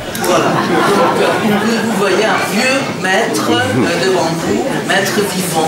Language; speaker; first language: French; non-native, fluent; Czech